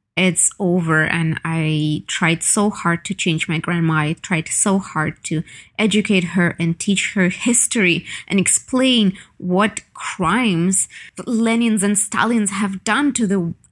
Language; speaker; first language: English; non-native, fluent; Ukrainian